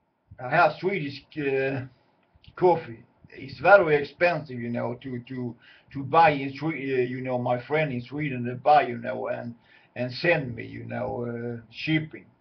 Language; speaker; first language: English; non-native, learner; Swedish